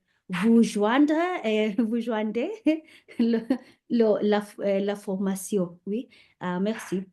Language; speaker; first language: French; non-native, learner; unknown